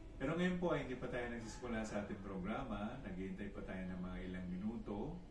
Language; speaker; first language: Filipino; native; Filipino